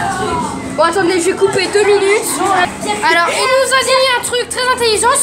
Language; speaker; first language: French; native; French